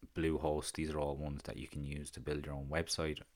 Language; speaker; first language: English; native; English